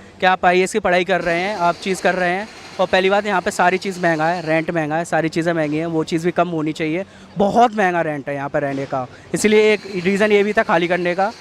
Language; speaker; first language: Hindi; native; Hindi